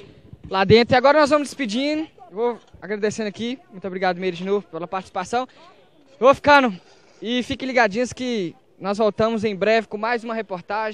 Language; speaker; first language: Portuguese; native; Portuguese